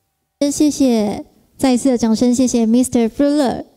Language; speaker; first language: Chinese; native; Chinese